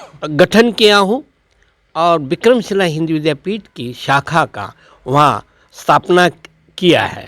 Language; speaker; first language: Hindi; non-native, local second language; Marathi